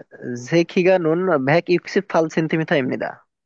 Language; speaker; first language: Korean; non-native, learner; Bangla